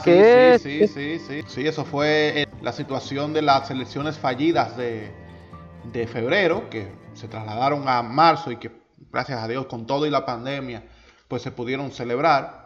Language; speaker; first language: Spanish; native; Spanish